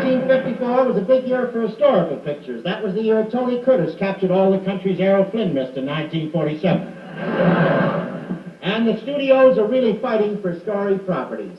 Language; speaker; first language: English; native; English